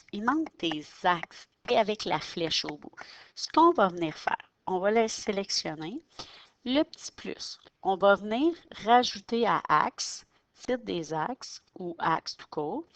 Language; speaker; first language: French; native; French